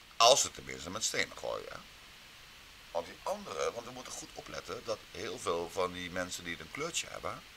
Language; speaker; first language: Dutch; native; Dutch